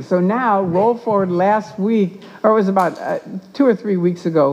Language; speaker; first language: English; native; English